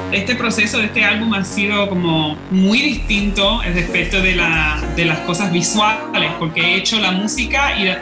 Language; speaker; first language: Spanish; early bilingual, heritage; Spanish